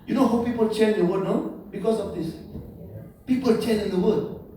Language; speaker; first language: English; non-native, learner; Indonesian